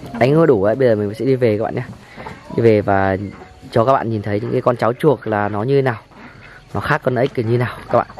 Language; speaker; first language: Vietnamese; non-native, local second language; Tày